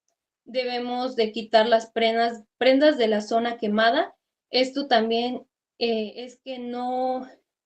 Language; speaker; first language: Spanish; native; Spanish